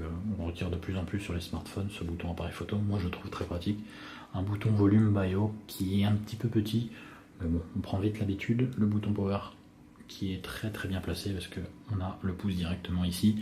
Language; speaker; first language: French; native; French